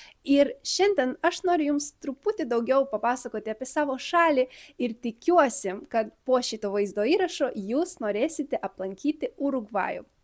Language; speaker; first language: Lithuanian; early bilingual, other home language; Spanish